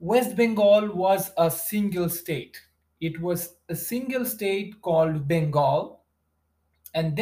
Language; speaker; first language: English; non-native, local second language; Bangla